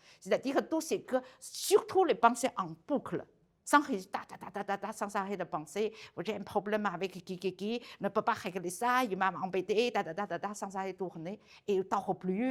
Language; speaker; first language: French; non-native, learner; Chinese